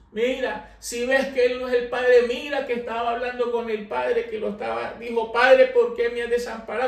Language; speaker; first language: Spanish; native; Spanish